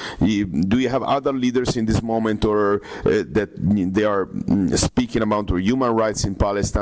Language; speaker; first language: English; non-native, fluent; Italian